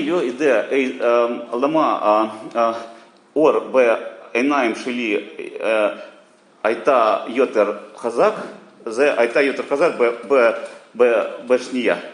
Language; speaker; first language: Hebrew; non-native, learner; Russian